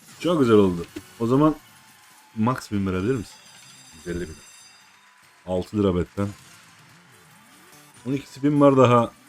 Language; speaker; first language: Turkish; native; Turkish